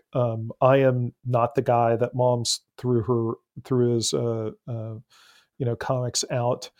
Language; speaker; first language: English; native; English